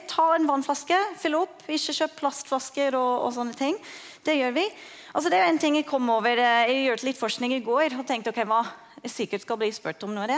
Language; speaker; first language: Norwegian; non-native, fluent; English